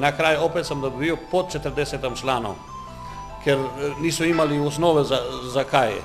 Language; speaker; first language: Slovenian; non-native, learner; Croatian